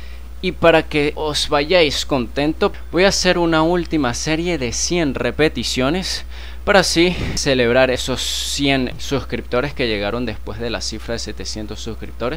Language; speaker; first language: Spanish; native; Spanish